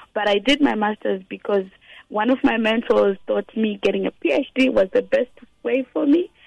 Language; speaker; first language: English; non-native, local second language; Shona